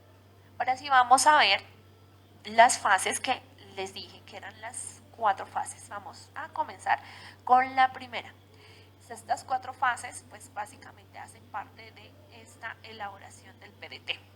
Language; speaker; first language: Spanish; native; Spanish